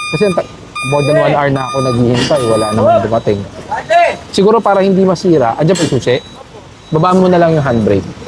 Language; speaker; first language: Filipino; native; Filipino